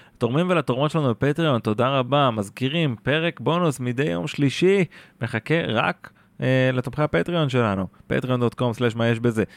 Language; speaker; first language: Hebrew; native; Hebrew